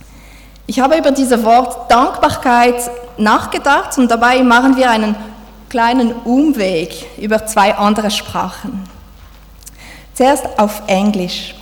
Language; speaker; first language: German; non-native, fluent; French